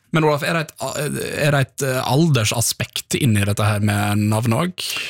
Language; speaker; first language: Norwegian; native; Norwegian